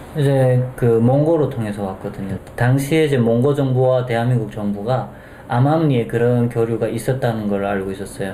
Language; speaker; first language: Korean; native; Korean